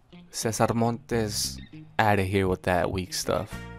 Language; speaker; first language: English; early bilingual, other home language; Spanish